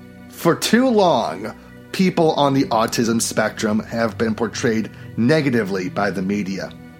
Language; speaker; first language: English; native; English